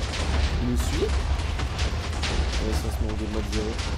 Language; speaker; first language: French; native; French